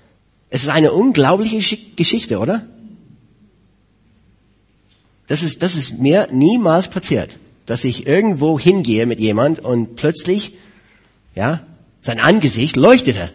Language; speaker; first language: German; non-native, fluent; English